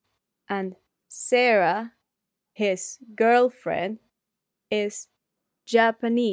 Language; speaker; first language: English; non-native, learner; Spanish